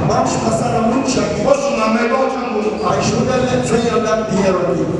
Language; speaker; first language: Portuguese; non-native, learner; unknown